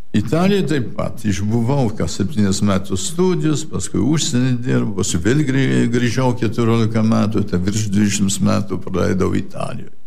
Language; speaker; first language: Lithuanian; early bilingual, heritage; Lithuanian